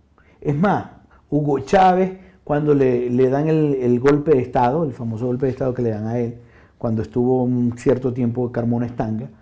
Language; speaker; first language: Spanish; native; Spanish